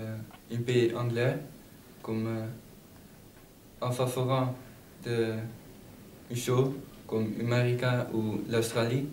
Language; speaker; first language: French; non-native, learner; Dutch